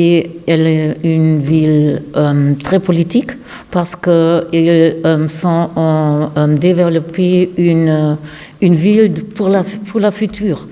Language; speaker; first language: French; non-native, learner; German